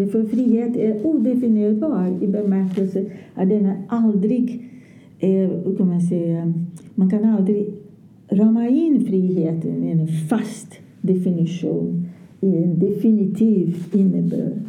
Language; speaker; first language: Swedish; non-native, fluent; Portuguese